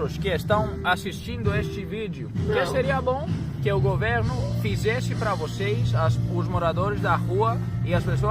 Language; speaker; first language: Portuguese; non-native, fluent; Greek